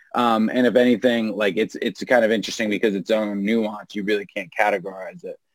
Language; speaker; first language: English; native; English